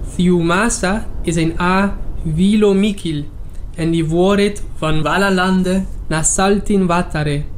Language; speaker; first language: Dutch; native; Dutch